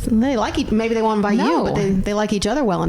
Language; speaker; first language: English; native; English